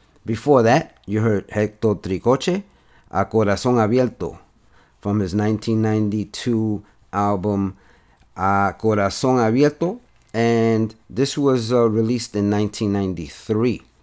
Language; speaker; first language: English; native; English